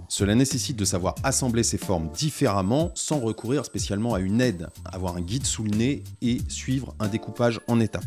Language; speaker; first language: French; native; French